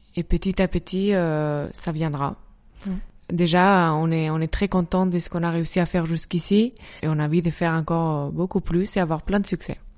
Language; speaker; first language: French; non-native, fluent; Spanish